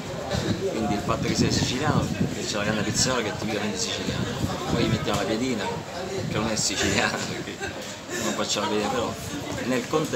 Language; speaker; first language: Italian; native; Italian